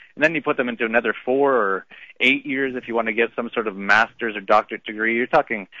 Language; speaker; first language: English; native; English